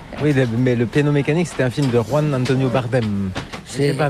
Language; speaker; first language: French; native; French